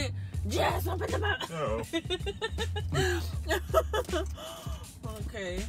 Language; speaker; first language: English; non-native, learner; Spanish